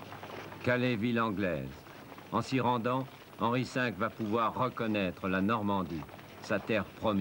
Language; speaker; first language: French; native; French